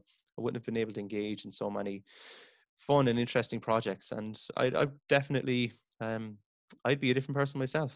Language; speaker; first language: English; native; English